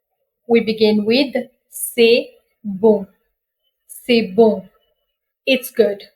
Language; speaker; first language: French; non-native, fluent; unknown